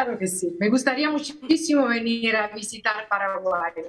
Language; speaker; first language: Spanish; non-native, learner; Italian